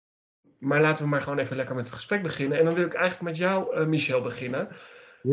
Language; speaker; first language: Dutch; native; Dutch